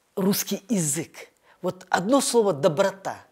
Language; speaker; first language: Russian; native; Russian